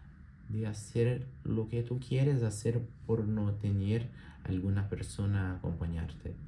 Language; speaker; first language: Spanish; non-native, learner; Portuguese